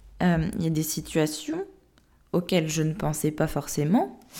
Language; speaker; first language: French; native; French